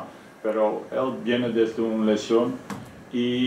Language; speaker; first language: Spanish; non-native, fluent; Dutch